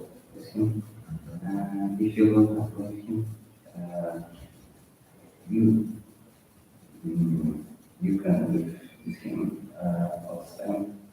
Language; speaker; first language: English; non-native, learner; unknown